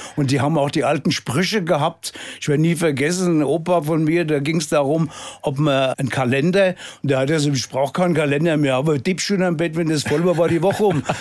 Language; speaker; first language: German; native; German